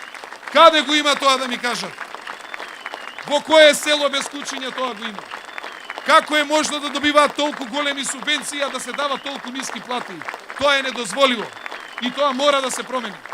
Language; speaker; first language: Macedonian; native; Macedonian